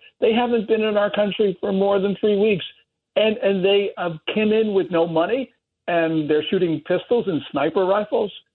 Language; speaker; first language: English; native; English